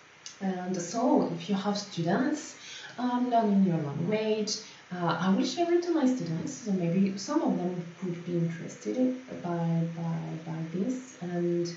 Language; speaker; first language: English; non-native, fluent; French